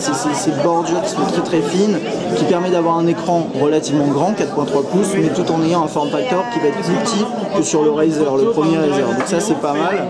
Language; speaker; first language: French; native; French